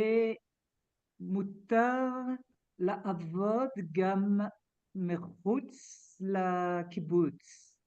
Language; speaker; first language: Hebrew; non-native, learner; French